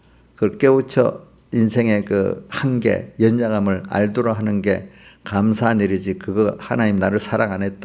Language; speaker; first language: Korean; native; Korean